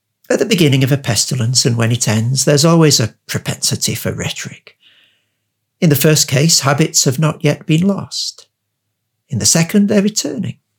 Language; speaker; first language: English; native; English